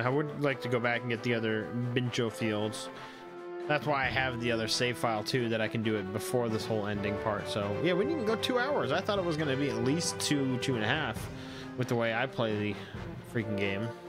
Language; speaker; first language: English; native; English